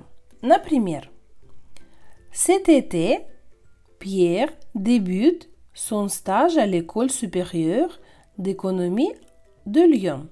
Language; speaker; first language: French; non-native, fluent; Russian